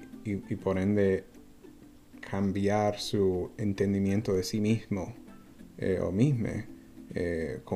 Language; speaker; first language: Spanish; native; Spanish